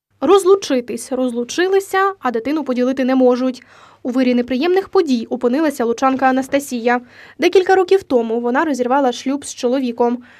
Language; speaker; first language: Ukrainian; native; Ukrainian